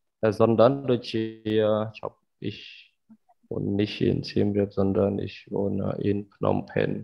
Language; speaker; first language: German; non-native, fluent; Khmer